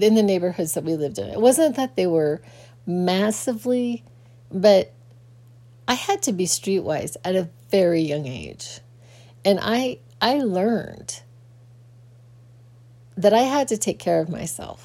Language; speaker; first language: English; native; English